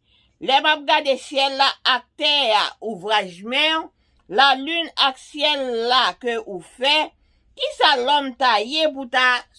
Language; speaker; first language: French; non-native, local second language; Haitian Creole